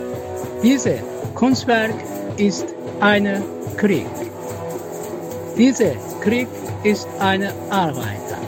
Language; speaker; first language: German; non-native, learner; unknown